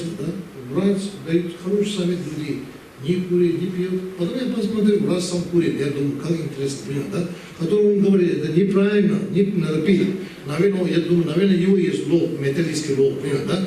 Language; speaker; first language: Russian; non-native, learner; Tibetan